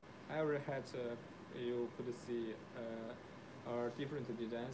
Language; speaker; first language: English; non-native, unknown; Chinese